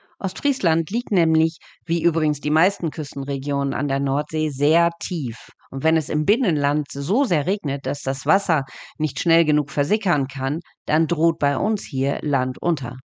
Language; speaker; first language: German; native; German